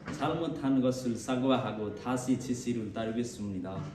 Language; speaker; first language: Korean; non-native, learner; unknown